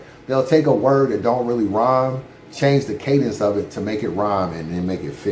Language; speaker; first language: English; native; English